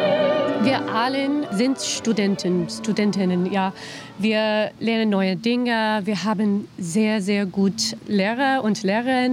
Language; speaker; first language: German; non-native, learner; English